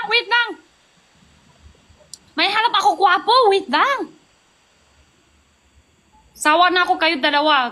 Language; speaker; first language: Filipino; non-native, learner; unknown